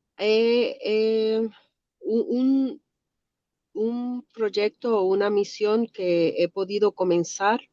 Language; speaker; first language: Spanish; early bilingual, other home language; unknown